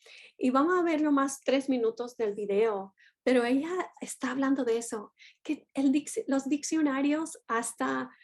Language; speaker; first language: Spanish; non-native, fluent; English